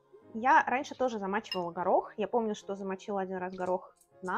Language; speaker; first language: Russian; native; Russian